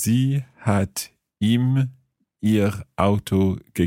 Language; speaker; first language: German; non-native, learner; English